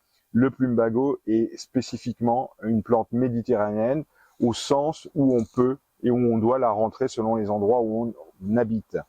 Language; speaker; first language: French; native; French